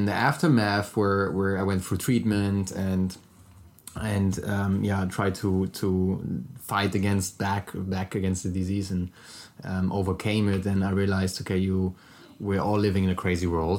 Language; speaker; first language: English; non-native, fluent; German